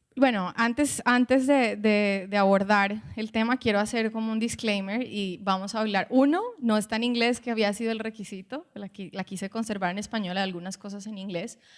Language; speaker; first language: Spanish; native; Spanish